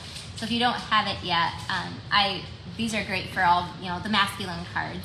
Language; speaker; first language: English; native; English